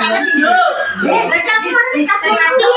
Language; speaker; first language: Indonesian; non-native, local second language; Javanese